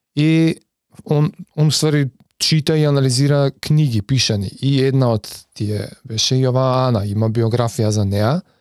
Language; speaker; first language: Macedonian; native; Macedonian